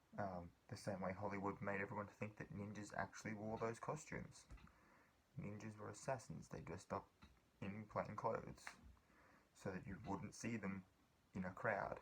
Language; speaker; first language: English; native; English